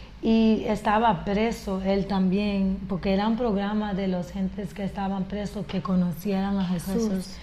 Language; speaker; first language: Spanish; early bilingual, heritage; Spanish